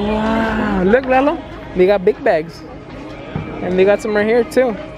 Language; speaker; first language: English; early bilingual, other home language; Spanish